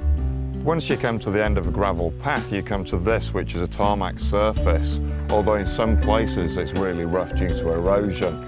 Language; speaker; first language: English; native; English